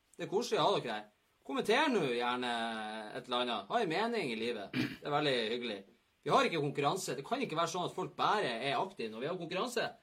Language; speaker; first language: Norwegian; native; Norwegian